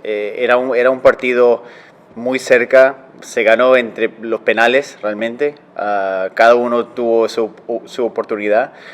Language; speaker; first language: Spanish; early bilingual, heritage; Spanish